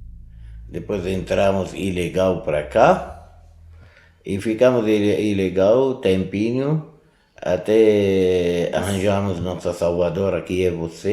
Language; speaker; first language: Portuguese; non-native, learner; Arabic